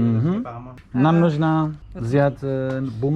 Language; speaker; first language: Russian; non-native, learner; Spanish